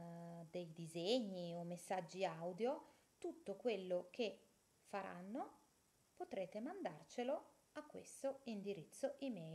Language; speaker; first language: Italian; native; Italian